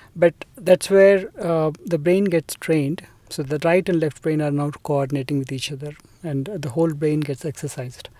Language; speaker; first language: English; non-native, local second language; Telugu